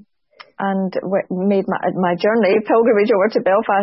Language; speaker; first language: English; native; English